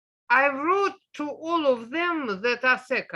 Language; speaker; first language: English; non-native, learner; Russian